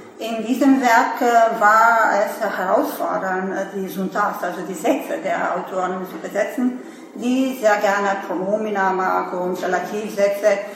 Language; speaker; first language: German; non-native, fluent; Serbian